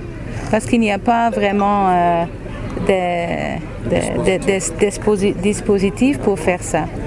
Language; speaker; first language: French; non-native, fluent; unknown